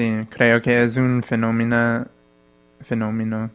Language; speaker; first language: Spanish; non-native, fluent; English